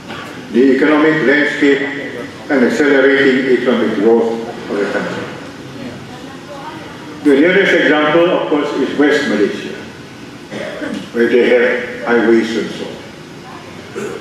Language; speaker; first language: English; non-native, local second language; Malay